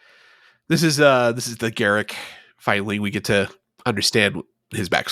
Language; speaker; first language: English; native; English